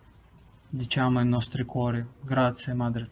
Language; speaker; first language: Italian; non-native, learner; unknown